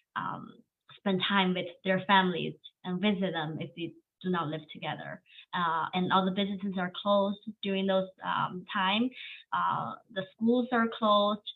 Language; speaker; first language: English; non-native, fluent; Chinese